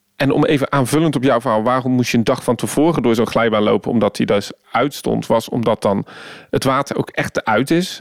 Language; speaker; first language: Dutch; native; Dutch